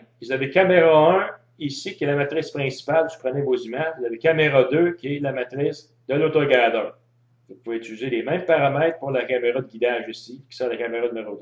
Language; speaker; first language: French; native; French